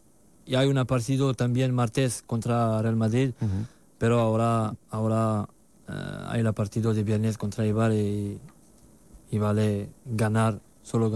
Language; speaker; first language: Spanish; non-native, learner; French